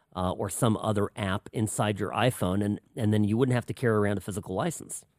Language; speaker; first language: English; early bilingual, other home language; Czech